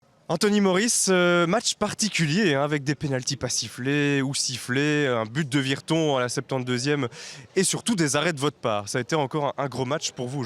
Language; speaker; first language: French; native; French